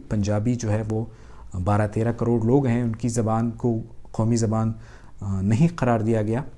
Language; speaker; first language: Urdu; non-native, local second language; Pashto